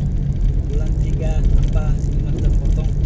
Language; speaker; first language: Indonesian; non-native, learner; Maithili